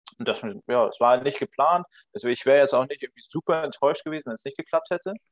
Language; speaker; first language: German; native; German